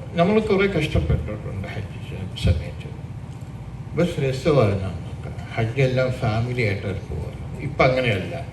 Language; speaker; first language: Malayalam; early bilingual, heritage; Malayalam